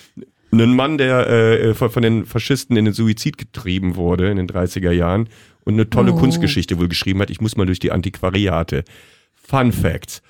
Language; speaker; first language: German; native; German